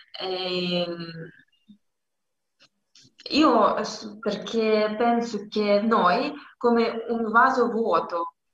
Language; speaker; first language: Italian; non-native, learner; Russian